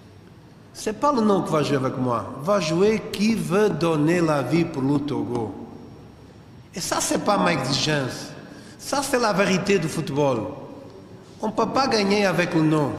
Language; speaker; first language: French; non-native, fluent; Portuguese